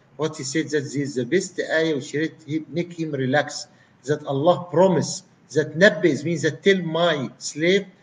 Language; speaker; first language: English; non-native, fluent; Arabic